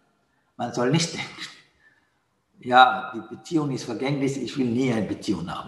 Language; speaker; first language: German; non-native, learner; Sinhala